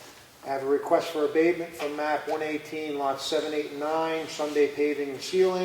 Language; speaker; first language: English; native; English